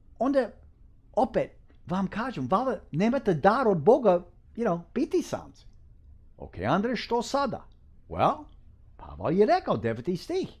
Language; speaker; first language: Croatian; early bilingual, heritage; Croatian